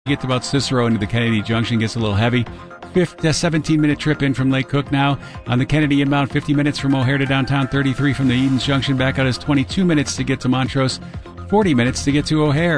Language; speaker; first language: English; native; English